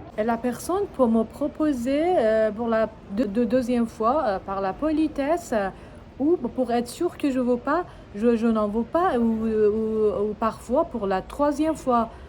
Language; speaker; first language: French; non-native, fluent; Persian